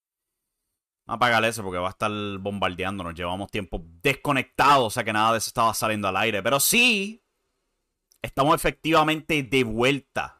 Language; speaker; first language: Spanish; native; Spanish